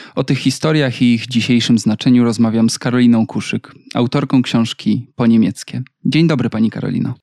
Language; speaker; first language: Polish; native; Polish